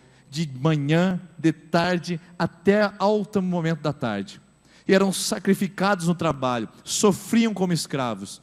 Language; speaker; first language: Portuguese; native; Portuguese